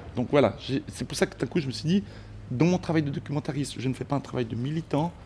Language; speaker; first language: French; early bilingual, other home language; Spanish